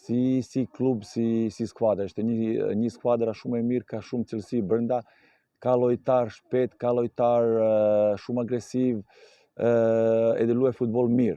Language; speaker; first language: Albanian; non-native, learner; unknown